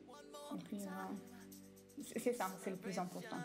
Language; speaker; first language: French; non-native, fluent; Romanian